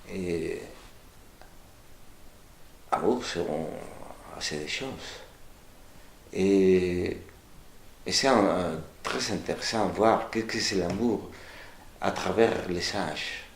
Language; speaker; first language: French; non-native, fluent; Spanish